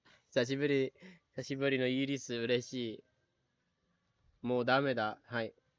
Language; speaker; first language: Japanese; non-native, learner; Filipino